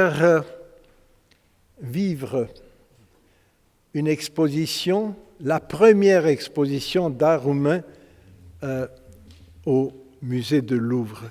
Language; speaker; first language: French; non-native, fluent; Romanian